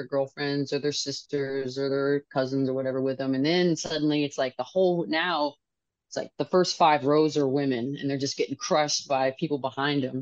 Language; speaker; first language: English; native; English